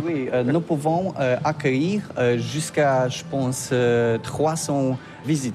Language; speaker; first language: French; non-native, learner; Polish